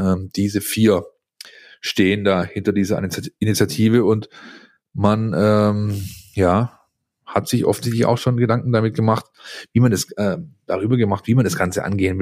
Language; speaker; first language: German; native; German